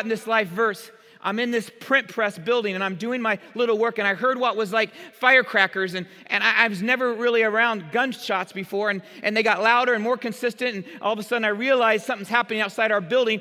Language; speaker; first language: English; native; English